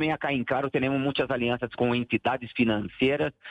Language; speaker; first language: Spanish; non-native, learner; Portuguese